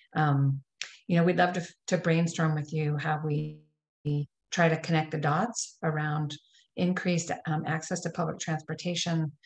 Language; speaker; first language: English; native; English